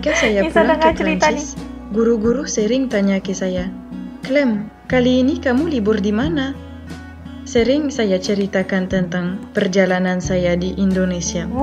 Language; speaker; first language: Indonesian; non-native, fluent; French